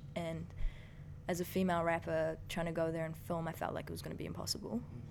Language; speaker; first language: English; early bilingual, other home language; Persian